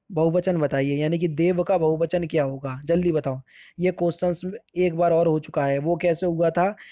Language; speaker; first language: Hindi; native; Hindi